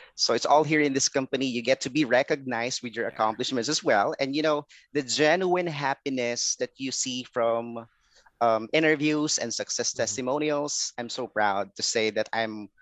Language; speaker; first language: English; non-native, local second language; Filipino